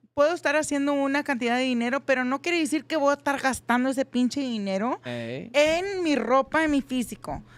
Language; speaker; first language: Spanish; early bilingual, heritage; Spanish